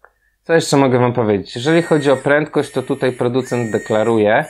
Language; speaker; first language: Polish; native; Polish